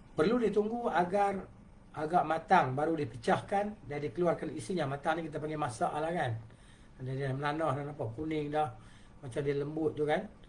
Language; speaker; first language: Malay; native; Malay